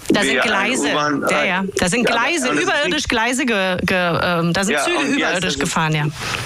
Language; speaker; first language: German; native; German